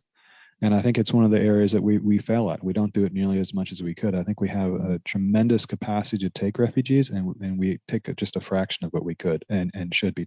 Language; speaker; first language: English; native; English